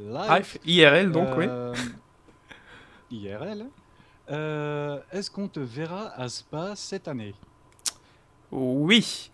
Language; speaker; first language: French; native; French